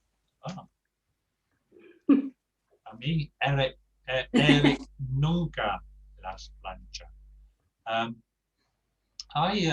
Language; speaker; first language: Spanish; non-native, learner; English